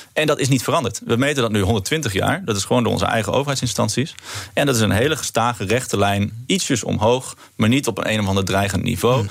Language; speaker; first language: Dutch; native; Dutch